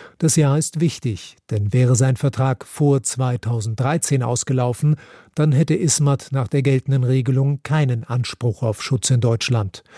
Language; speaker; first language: German; native; German